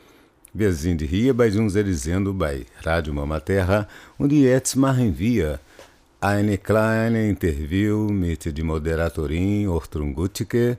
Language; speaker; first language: German; non-native, fluent; Portuguese